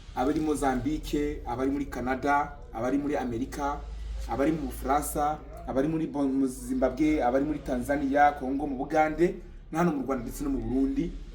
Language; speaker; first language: Kinyarwanda; early bilingual, heritage; Kinyarwanda